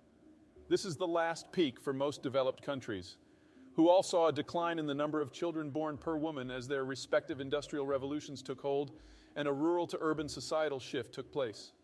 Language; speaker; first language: English; native; English